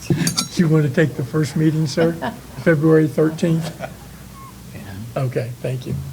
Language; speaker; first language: English; native; English